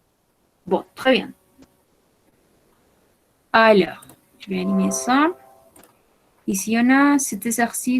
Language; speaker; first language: French; non-native, fluent; Spanish